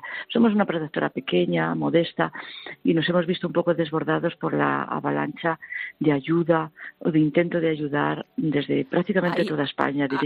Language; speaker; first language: Spanish; native; Spanish